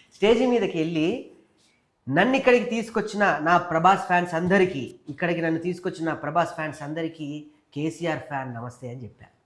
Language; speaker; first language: Telugu; native; Telugu